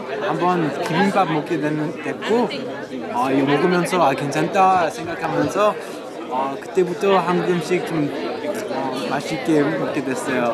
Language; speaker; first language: Korean; non-native, fluent; English